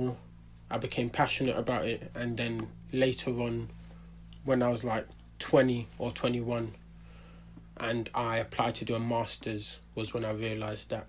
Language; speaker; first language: English; native; English